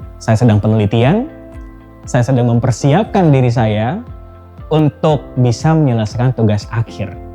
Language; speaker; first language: Indonesian; native; Indonesian